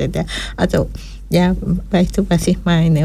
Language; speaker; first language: German; non-native, learner; Spanish